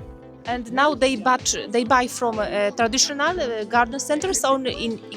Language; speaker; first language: English; non-native, learner; Polish